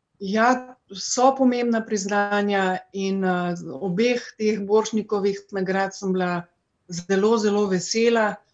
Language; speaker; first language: Slovenian; native; Slovenian